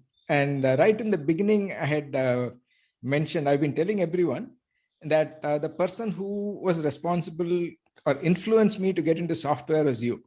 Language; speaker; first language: English; non-native, local second language; Tamil